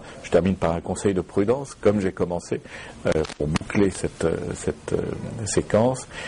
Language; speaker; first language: French; native; French